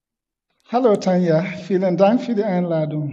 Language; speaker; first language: German; non-native, fluent; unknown